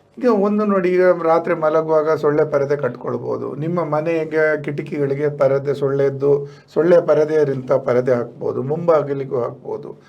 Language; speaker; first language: Kannada; native; Kannada